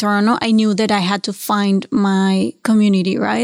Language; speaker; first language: English; non-native, fluent; Spanish